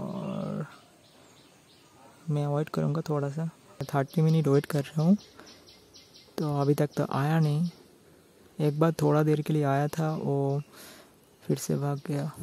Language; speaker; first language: Hindi; non-native, local second language; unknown